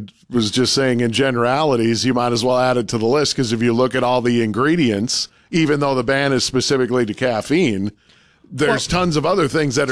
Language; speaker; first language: English; native; English